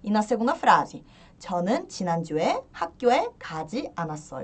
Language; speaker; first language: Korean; early bilingual, heritage; Korean